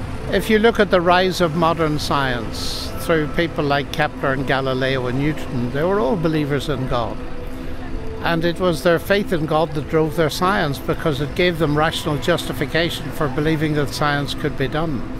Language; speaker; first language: English; native; English